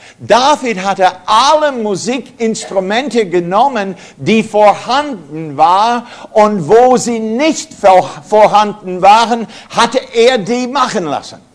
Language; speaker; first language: German; non-native, fluent; English